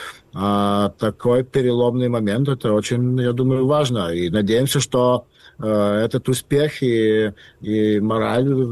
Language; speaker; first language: Russian; non-native, fluent; Lithuanian